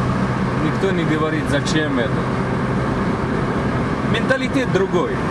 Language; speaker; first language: Russian; non-native, fluent; Arabic